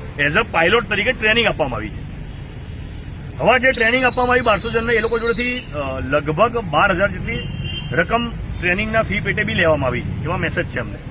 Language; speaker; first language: Gujarati; native; Gujarati